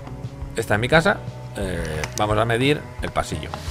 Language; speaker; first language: Spanish; native; Spanish